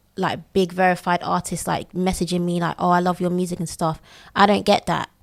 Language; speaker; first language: English; native; English